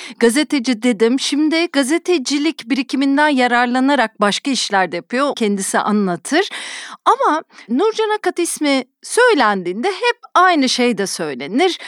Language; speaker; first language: Turkish; native; Turkish